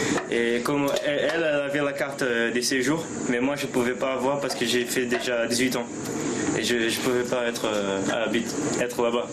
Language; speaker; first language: French; early bilingual, other home language; Portuguese